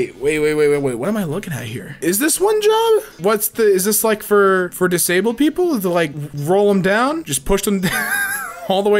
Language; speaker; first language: English; native; English